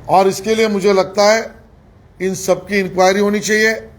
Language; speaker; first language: Hindi; non-native, local second language; Marathi